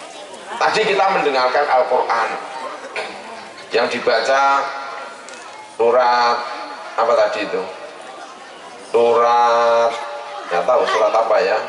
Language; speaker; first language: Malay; non-native, local second language; Javanese